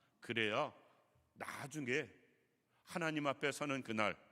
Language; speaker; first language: Korean; native; Korean